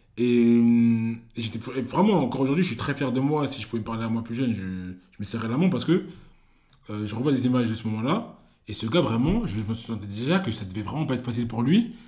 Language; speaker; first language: French; native; French